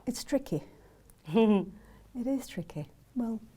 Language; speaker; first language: English; non-native, fluent; Albanian